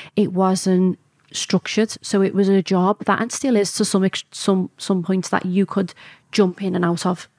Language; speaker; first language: English; native; English